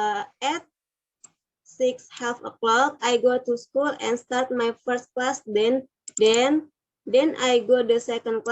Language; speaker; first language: English; non-native, learner; Indonesian